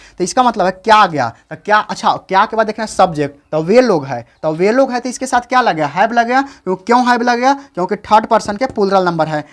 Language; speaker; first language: Hindi; native; Hindi